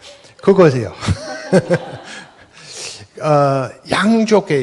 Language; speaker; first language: Korean; non-native, fluent; English